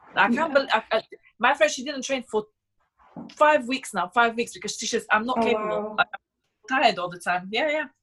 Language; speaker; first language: English; non-native, fluent; Slovak